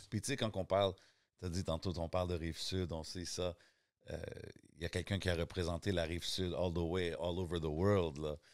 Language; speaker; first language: French; native; French